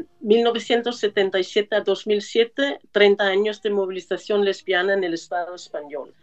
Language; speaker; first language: Spanish; non-native, fluent; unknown